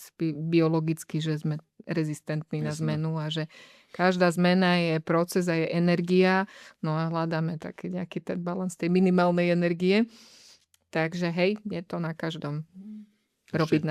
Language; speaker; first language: Slovak; native; Slovak